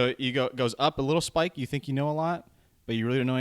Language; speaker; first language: English; native; English